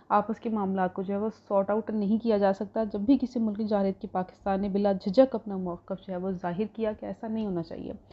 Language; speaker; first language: Urdu; non-native, local second language; Punjabi